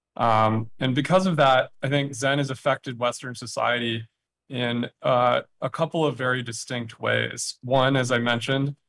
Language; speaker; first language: English; native; English